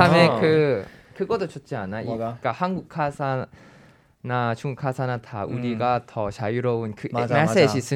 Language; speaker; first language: Korean; non-native, learner; Chinese